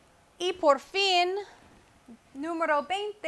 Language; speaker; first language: Spanish; non-native, fluent; English